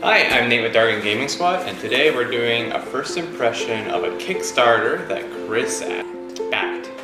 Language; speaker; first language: English; native; English